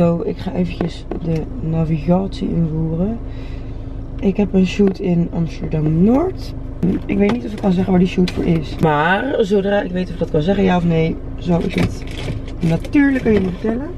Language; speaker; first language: Dutch; native; Dutch